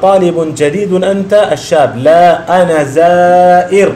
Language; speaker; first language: Arabic; non-native, fluent; Urdu